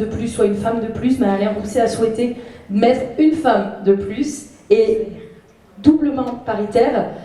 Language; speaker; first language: French; native; French